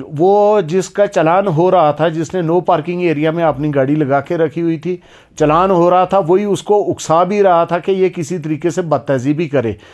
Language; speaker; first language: Hindi; non-native, local second language; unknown